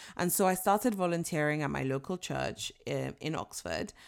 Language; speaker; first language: English; non-native, local second language; Yoruba